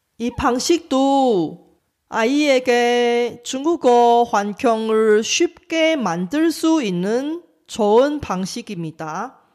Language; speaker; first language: Korean; non-native, fluent; Chinese